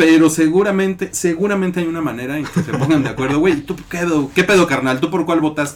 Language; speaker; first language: Spanish; native; Spanish